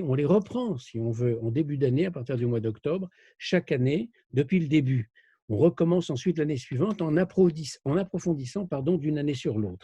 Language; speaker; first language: French; native; French